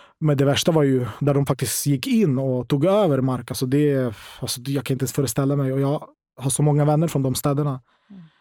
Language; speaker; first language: Swedish; non-native, fluent; Ukrainian